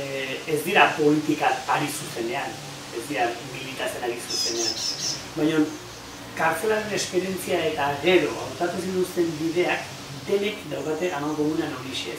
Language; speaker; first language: Basque; native; Basque